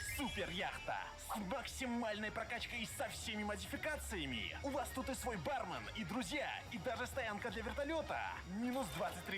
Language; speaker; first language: Russian; native; Russian